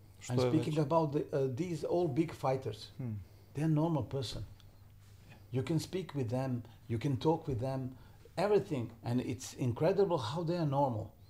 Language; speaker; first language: English; non-native, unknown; Serbian